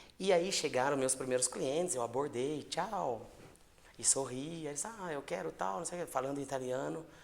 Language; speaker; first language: Portuguese; native; Portuguese